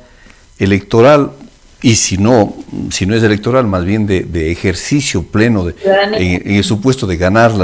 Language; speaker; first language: Spanish; native; Spanish